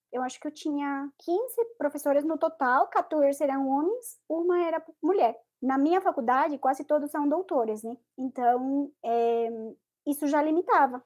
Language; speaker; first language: Portuguese; non-native, fluent; Spanish